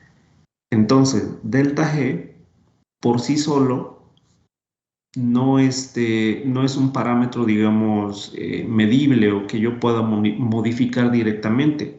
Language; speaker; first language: Spanish; native; Spanish